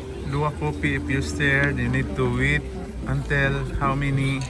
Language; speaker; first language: English; non-native, local second language; Cebuano